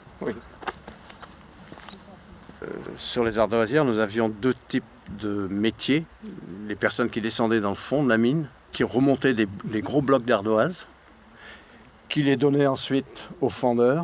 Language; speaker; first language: French; native; French